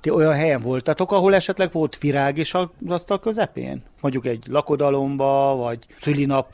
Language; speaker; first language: Hungarian; native; Hungarian